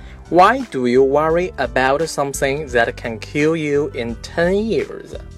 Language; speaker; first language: English; non-native, fluent; Chinese